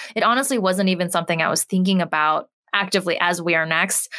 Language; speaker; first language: English; native; English